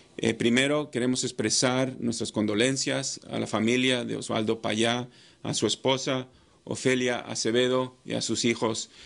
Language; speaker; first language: Spanish; non-native, fluent; English